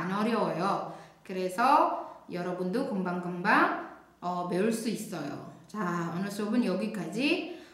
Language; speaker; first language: Korean; non-native, fluent; Indonesian